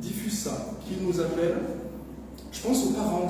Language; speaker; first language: French; native; French